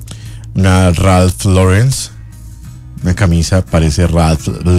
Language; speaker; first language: Spanish; native; Spanish